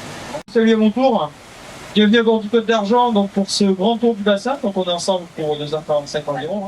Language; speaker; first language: French; native; French